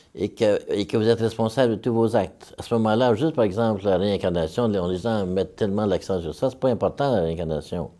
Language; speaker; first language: French; native; French